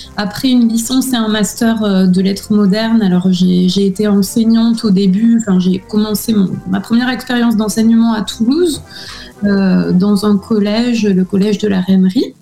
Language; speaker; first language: French; native; French